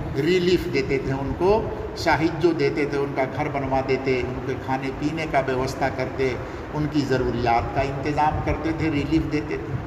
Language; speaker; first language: Urdu; non-native, local second language; Bangla